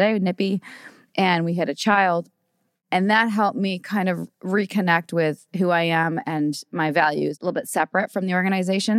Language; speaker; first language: English; native; English